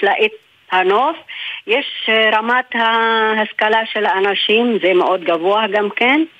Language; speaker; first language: Hebrew; non-native, local second language; Arabic